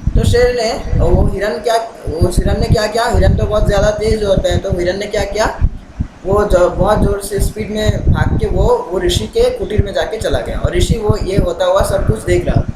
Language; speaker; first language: Hindi; non-native, local second language; Bangla